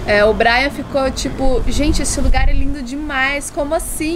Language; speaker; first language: Portuguese; native; Portuguese